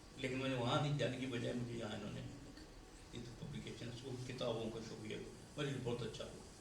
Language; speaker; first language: Urdu; non-native, local second language; Pashto